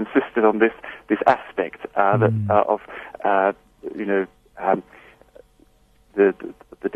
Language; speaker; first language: English; native; English